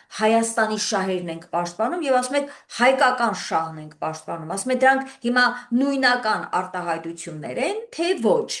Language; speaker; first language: Armenian; native; Armenian